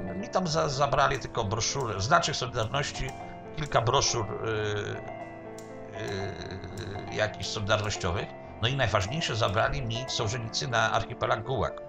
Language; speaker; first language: Polish; native; Polish